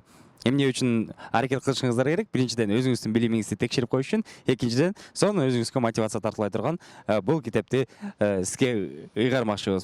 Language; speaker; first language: Kyrgyz; native; Kyrgyz